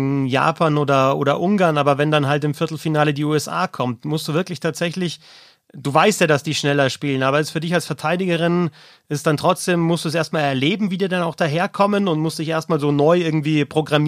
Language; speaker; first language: German; native; German